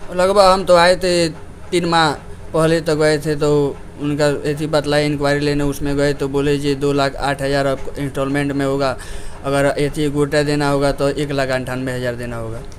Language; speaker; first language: Hindi; native; Hindi